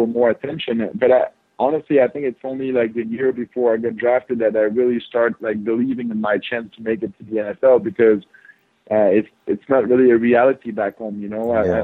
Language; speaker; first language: English; non-native, fluent; French